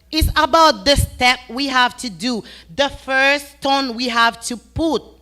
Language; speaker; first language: English; non-native, fluent; Haitian Creole